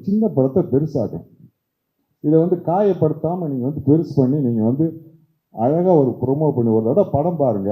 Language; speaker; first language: Tamil; native; Tamil